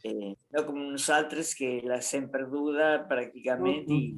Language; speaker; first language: Catalan; non-native, fluent; Spanish